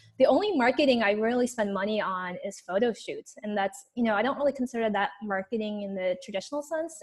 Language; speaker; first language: English; native; English